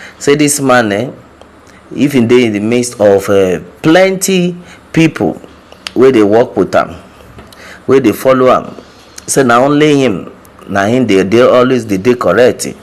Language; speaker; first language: Nigerian Pidgin; non-native, local second language; Yoruba